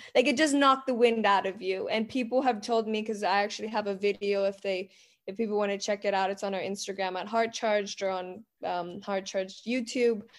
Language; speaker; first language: English; native; English